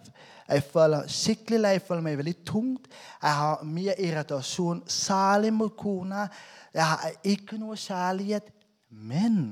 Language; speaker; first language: Norwegian; non-native, fluent; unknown